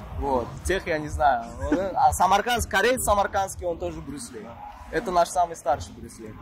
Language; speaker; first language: Russian; non-native, local second language; Uzbek